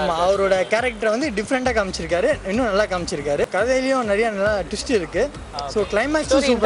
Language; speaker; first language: Tamil; native; Tamil